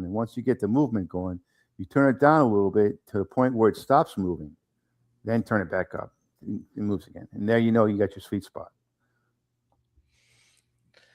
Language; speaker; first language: English; native; English